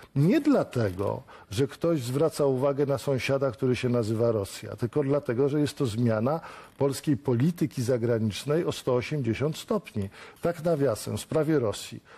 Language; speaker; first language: Polish; native; Polish